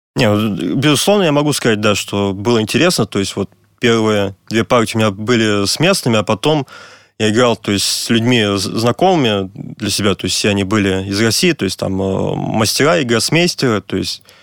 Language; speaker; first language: Russian; native; Russian